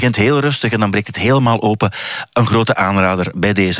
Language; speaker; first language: Dutch; native; Dutch